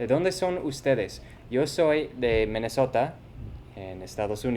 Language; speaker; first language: Spanish; non-native, fluent; English